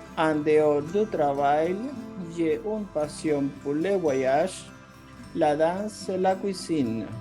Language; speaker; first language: French; non-native, fluent; Spanish